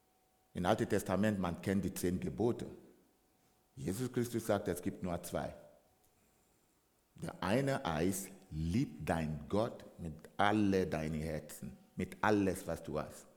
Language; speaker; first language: German; non-native, fluent; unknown